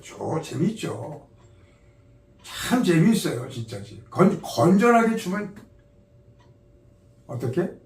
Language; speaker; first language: Korean; native; Korean